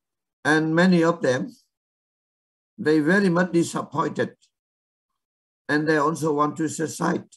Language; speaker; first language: English; non-native, learner; Vietnamese